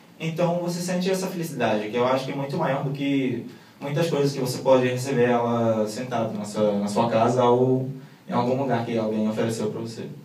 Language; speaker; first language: Portuguese; non-native, fluent; Arabic